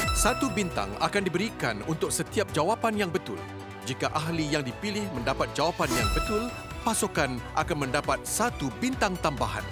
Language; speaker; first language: Malay; native; Malay